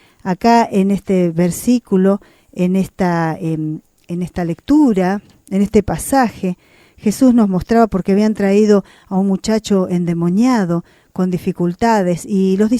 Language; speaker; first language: Spanish; native; Spanish